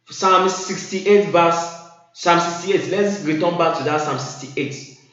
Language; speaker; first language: English; non-native, local second language; Yoruba